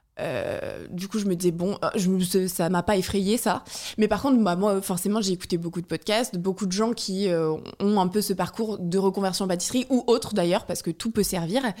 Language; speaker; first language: French; native; French